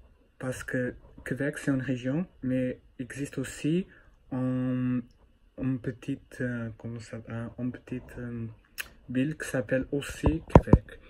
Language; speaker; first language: French; non-native, learner; Portuguese